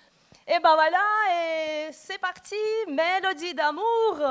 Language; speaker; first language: French; non-native, learner; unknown